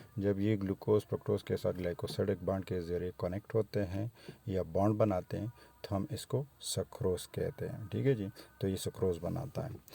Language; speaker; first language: Urdu; non-native, local second language; Pashto